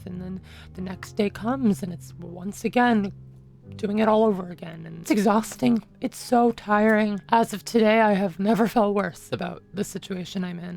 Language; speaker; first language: English; native; English